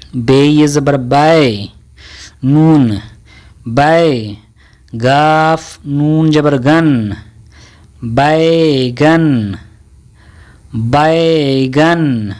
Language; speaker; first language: Urdu; native; Urdu